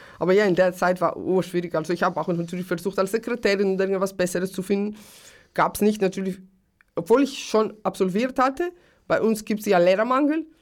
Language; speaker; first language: German; early bilingual, other home language; Greek